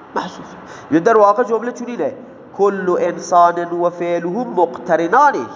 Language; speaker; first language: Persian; non-native, local second language; Baluchi